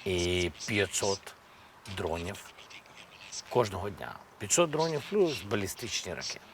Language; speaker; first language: Ukrainian; non-native, local second language; Russian